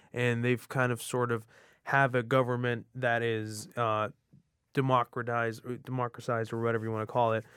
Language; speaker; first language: English; early bilingual, other home language; Arabic